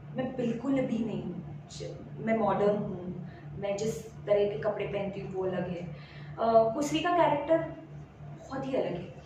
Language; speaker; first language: Hindi; non-native, local second language; Marathi